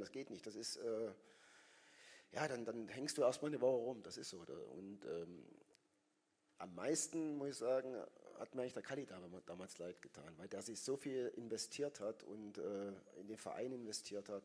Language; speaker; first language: German; native; German